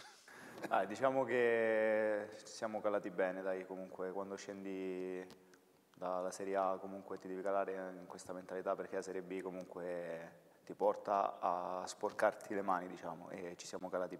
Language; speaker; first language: Italian; native; Italian